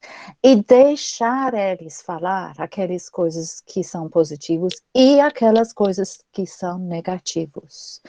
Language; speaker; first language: Portuguese; non-native, fluent; English